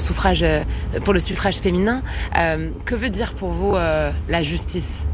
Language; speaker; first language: French; native; French